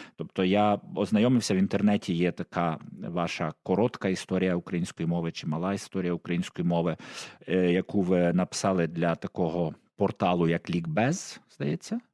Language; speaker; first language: Ukrainian; native; Ukrainian